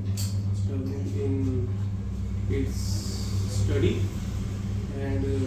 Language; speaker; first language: English; non-native, learner; Punjabi